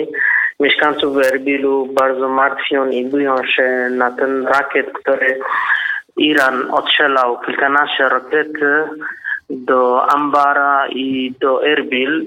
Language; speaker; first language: Polish; non-native, learner; Kurdish